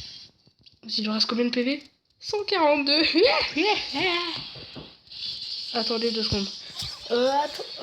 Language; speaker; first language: French; native; French